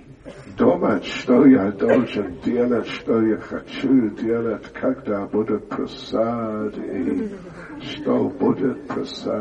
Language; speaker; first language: Russian; non-native, learner; English